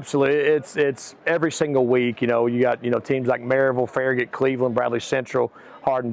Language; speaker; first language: English; native; English